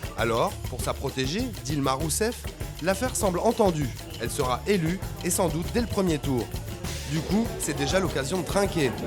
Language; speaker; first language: French; native; French